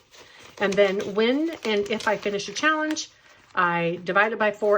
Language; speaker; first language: English; native; English